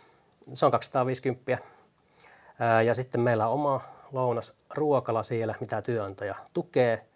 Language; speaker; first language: Finnish; native; Finnish